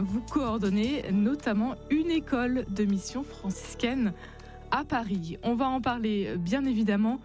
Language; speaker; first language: French; native; French